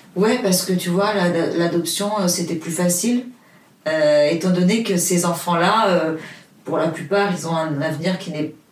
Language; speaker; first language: French; non-native, fluent; Portuguese